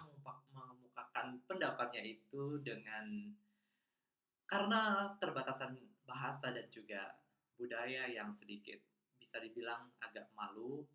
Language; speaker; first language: Indonesian; non-native, local second language; Balinese